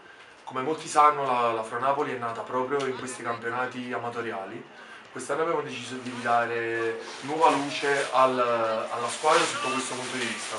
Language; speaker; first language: Italian; native; Italian